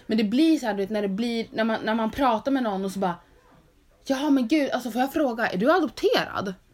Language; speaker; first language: Swedish; native; Swedish